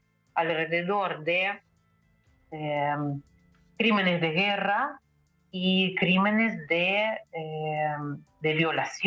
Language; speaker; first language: Spanish; non-native, fluent; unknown